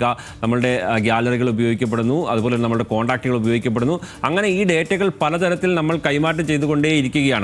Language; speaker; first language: Malayalam; native; Malayalam